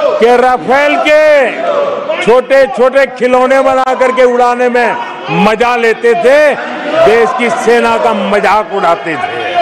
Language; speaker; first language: Hindi; non-native, local second language; Gujarati